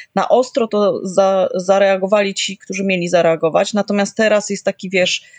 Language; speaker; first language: Polish; native; Polish